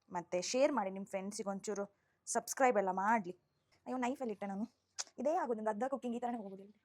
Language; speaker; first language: Kannada; non-native, local second language; Konkani